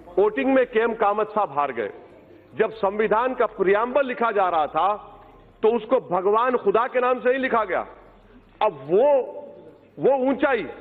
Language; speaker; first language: Urdu; native; Urdu